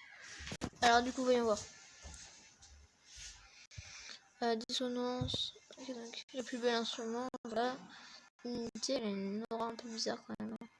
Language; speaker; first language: French; native; French